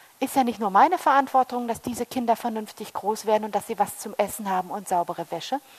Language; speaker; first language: German; early bilingual, heritage; German